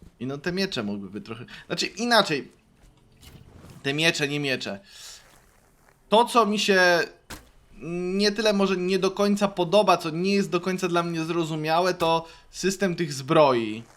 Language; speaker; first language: Polish; native; Polish